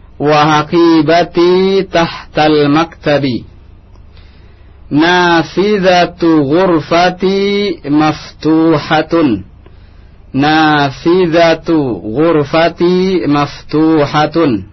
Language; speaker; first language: Arabic; non-native, fluent; Indonesian